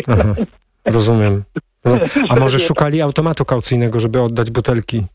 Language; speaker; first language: Polish; native; Polish